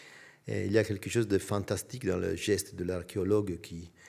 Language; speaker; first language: French; non-native, fluent; Italian